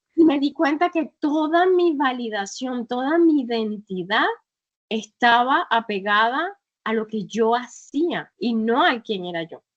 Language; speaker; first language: Spanish; native; Spanish